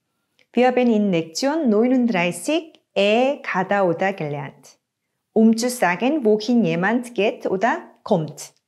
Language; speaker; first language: German; non-native, fluent; Korean